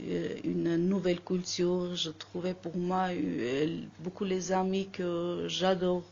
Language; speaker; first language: French; non-native, learner; Armenian